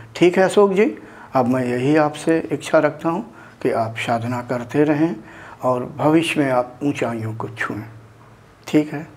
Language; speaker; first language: Hindi; native; Hindi